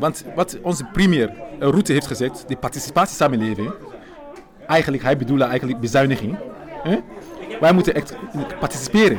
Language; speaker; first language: Dutch; non-native, fluent; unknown